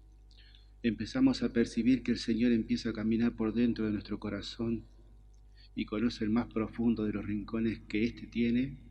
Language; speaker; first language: Spanish; native; Spanish